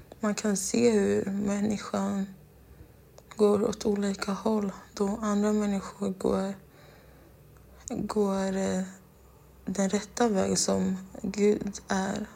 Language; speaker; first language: Swedish; non-native, local second language; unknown